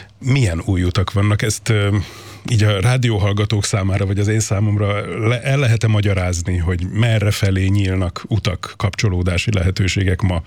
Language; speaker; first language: Hungarian; native; Hungarian